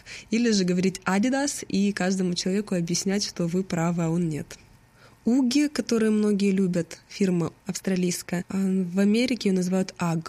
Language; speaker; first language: Russian; native; Russian